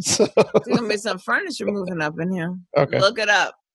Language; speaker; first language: English; native; English